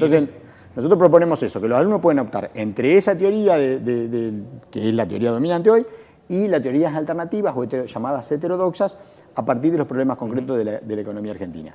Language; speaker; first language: Spanish; native; Spanish